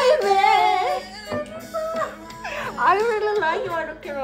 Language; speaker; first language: English; non-native, learner; Indonesian